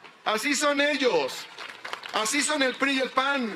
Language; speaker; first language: Spanish; native; Spanish